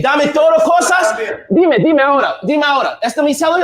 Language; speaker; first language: Spanish; non-native, learner; English